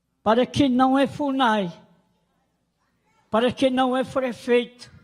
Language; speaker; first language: Portuguese; non-native, local second language; Guarani